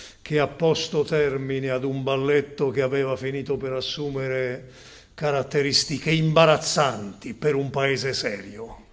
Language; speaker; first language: Italian; native; Italian